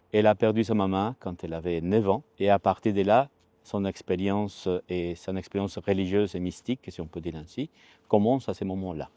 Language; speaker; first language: French; non-native, fluent; Spanish